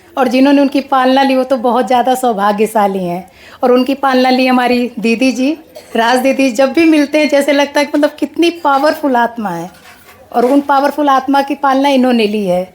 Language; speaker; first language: Hindi; native; Hindi